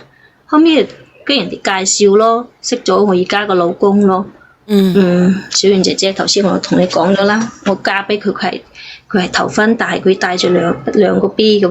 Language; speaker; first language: Cantonese; native; Cantonese